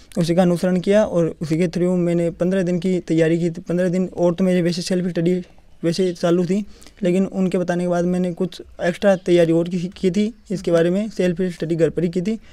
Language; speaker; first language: Hindi; native; Hindi